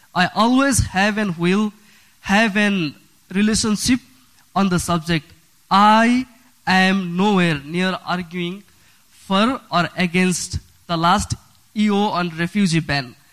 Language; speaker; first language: English; non-native, fluent; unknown